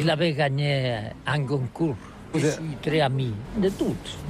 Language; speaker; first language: French; non-native, learner; Catalan